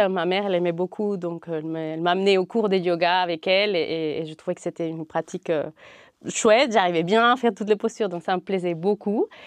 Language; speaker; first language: French; non-native, fluent; Spanish